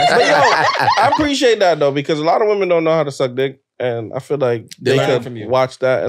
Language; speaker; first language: English; native; English